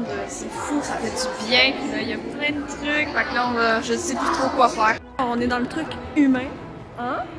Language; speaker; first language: French; native; French